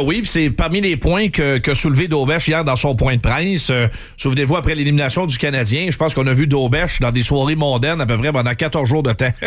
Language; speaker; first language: French; native; French